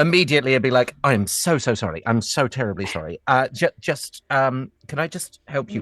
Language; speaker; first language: English; native; English